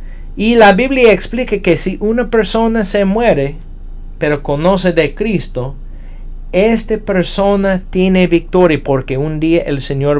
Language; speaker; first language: Spanish; non-native, fluent; English